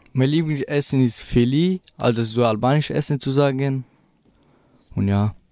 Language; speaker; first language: German; non-native, learner; Albanian